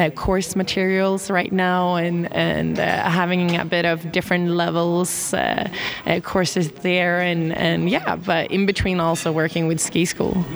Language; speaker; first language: English; non-native, fluent; Swedish